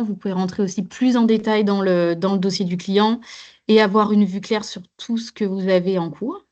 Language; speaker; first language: French; native; French